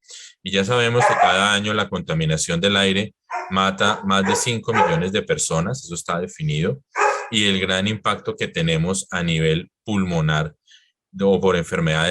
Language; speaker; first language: Spanish; native; Spanish